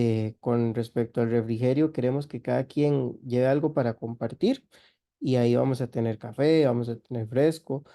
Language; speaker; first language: Spanish; native; Spanish